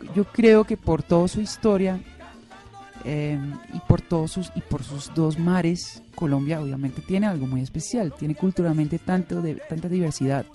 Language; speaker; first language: Spanish; non-native, fluent; Dutch